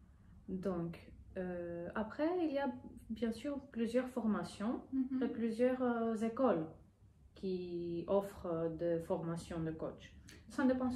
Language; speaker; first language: French; non-native, fluent; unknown